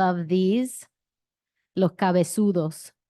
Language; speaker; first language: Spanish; non-native, fluent; English